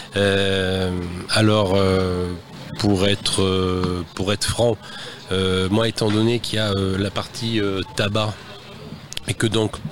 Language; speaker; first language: French; native; French